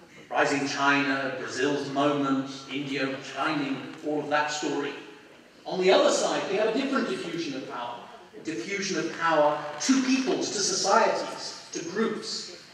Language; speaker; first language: English; native; English